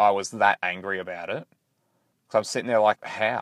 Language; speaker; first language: English; native; English